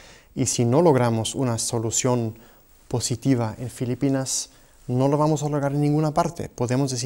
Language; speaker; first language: Spanish; native; Spanish